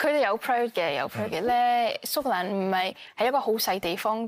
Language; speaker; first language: Cantonese; early bilingual, heritage; Cantonese